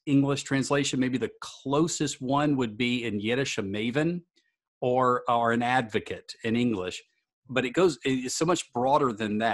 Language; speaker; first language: English; native; English